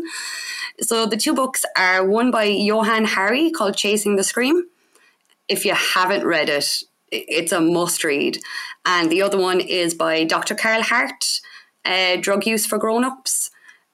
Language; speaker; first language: English; native; English